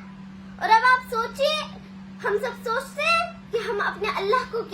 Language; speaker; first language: Urdu; native; Urdu